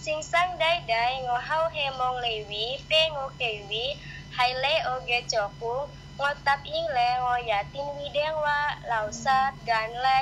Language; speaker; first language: Chinese; non-native, learner; Indonesian